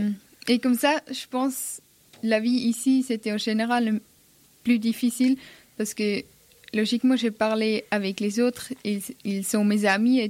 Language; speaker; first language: French; non-native, fluent; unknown